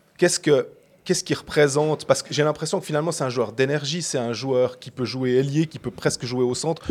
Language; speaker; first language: French; native; French